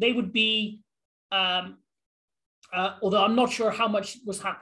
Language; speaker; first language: English; native; English